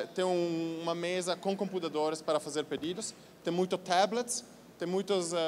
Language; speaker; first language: Portuguese; non-native, fluent; Italian